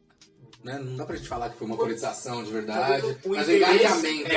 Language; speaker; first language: Portuguese; native; Portuguese